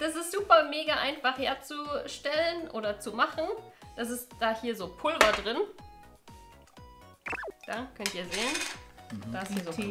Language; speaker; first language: German; native; German